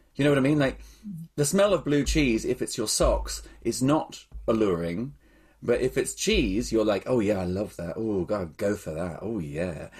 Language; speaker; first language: English; native; English